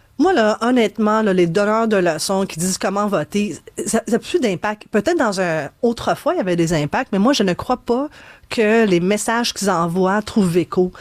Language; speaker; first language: French; early bilingual, other home language; Arabic